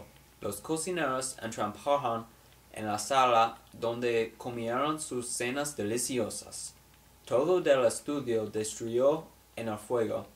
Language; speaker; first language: Spanish; non-native, learner; English